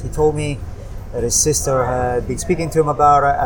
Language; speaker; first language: English; native; English